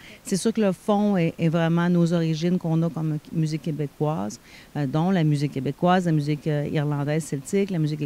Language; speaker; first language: French; native; French